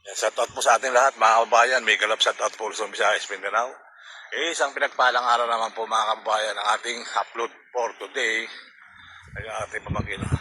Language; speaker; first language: Filipino; native; Filipino